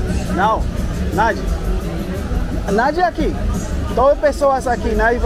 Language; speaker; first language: Portuguese; non-native, learner; English